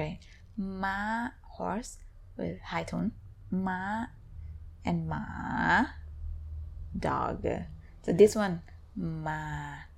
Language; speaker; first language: English; non-native, fluent; Thai